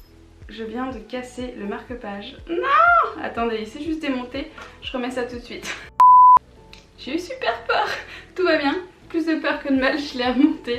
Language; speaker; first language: French; native; French